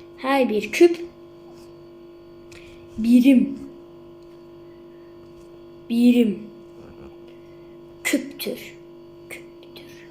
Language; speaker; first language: Turkish; native; Turkish